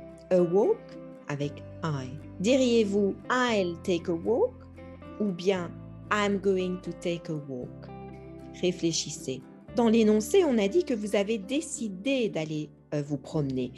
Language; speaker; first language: French; native; French